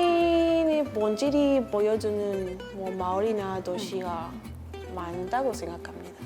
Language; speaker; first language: Korean; non-native, fluent; Spanish